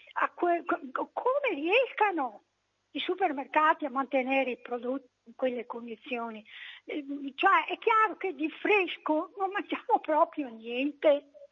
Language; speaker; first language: Italian; native; Italian